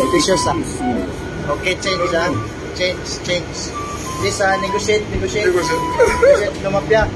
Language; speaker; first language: English; non-native, learner; Filipino